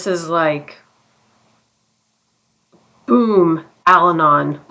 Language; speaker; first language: English; native; English